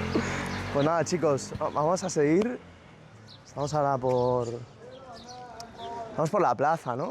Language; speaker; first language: Spanish; native; Spanish